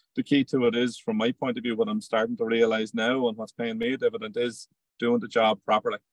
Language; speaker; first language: English; native; English